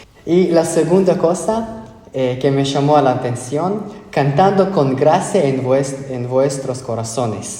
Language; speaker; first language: Spanish; non-native, fluent; Hebrew